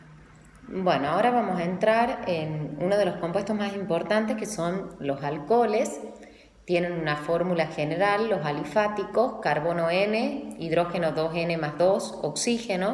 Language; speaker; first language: Spanish; native; Spanish